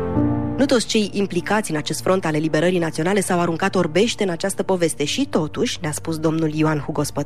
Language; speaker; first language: Romanian; native; Romanian